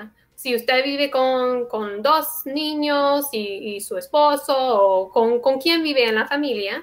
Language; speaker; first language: Spanish; non-native, fluent; English